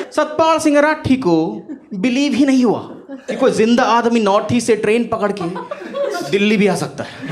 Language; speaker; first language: Hindi; non-native, local second language; Bangla